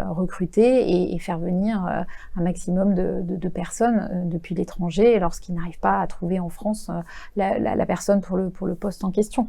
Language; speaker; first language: French; native; French